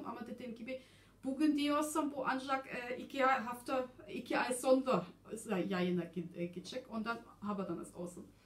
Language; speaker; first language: Turkish; early bilingual, heritage; German